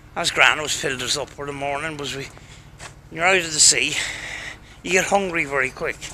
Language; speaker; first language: English; native; English